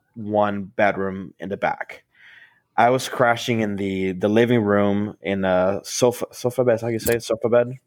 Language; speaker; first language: English; early bilingual, other home language; Spanish